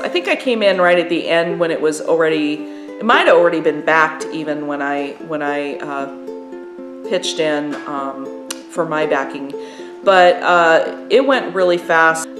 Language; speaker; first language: English; native; English